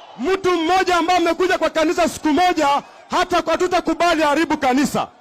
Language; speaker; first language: Swahili; non-native, local second language; Luyia